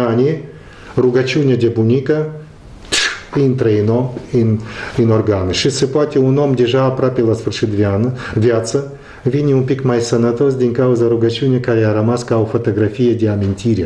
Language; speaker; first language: Romanian; non-native, local second language; Russian